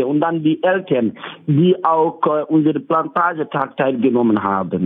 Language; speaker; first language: German; non-native, learner; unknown